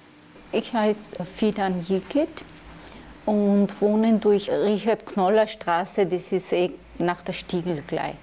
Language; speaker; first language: German; early bilingual, other home language; Turkish